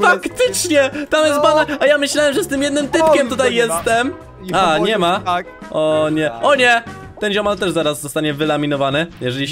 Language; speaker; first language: Polish; native; Polish